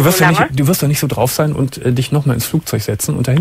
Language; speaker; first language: German; native; German